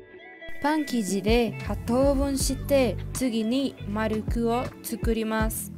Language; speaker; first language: Japanese; non-native, learner; Spanish